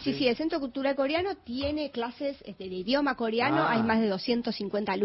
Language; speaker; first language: Spanish; native; Spanish